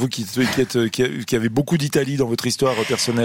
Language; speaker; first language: French; native; French